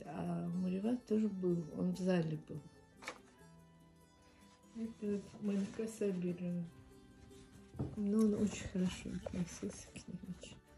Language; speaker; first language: Russian; non-native, local second language; Tajik